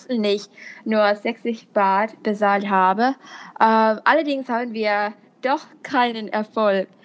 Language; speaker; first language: German; non-native, fluent; Thai